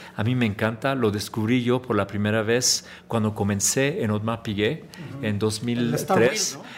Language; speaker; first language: Spanish; early bilingual, heritage; Spanish